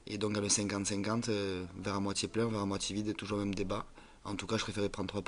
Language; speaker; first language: French; native; French